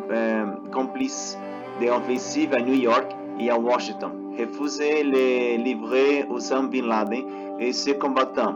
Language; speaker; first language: French; non-native, learner; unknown